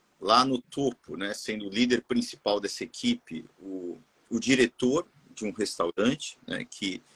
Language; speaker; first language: Portuguese; native; Portuguese